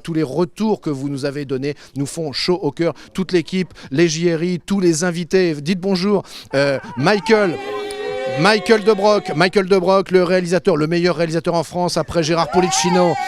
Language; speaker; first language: French; native; French